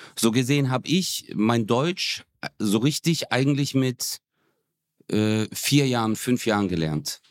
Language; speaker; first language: German; early bilingual, other home language; Turkish